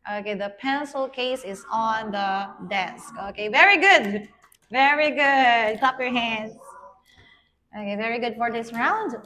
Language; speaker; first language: English; non-native, fluent; Vietnamese